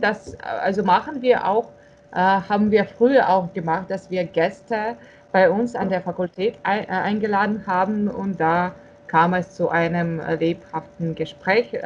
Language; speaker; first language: German; non-native, fluent; Russian